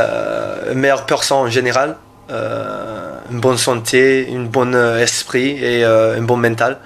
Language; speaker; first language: French; non-native, learner; English